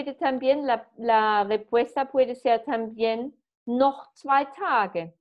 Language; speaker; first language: Spanish; non-native, fluent; German